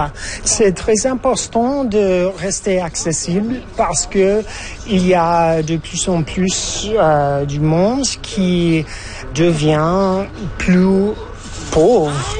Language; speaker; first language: French; non-native, fluent; English